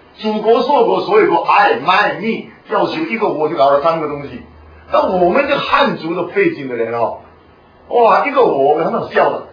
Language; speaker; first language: Chinese; non-native, local second language; Hakka Chinese